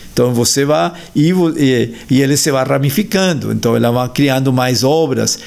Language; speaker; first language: Portuguese; non-native, fluent; Spanish